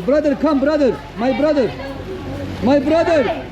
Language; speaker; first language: English; non-native, learner; Turkish